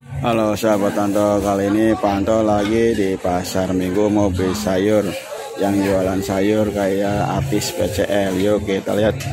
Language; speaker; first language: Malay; non-native, local second language; Javanese